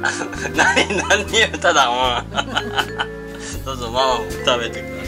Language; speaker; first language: Japanese; native; Japanese